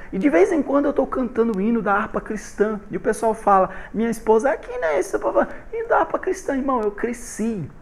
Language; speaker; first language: Portuguese; native; Portuguese